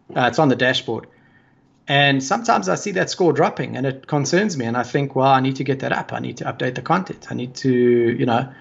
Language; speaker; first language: English; native; English